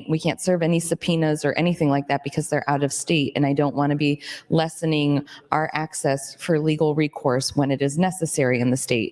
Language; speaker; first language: English; native; English